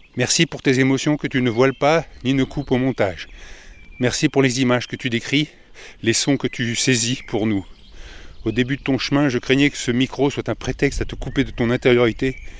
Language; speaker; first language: French; native; French